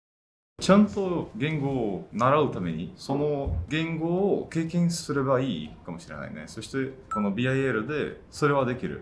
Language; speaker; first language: Japanese; non-native, fluent; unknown